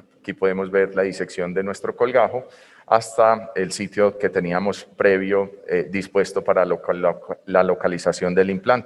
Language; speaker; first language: Spanish; native; Spanish